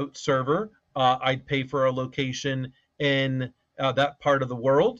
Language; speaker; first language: English; native; English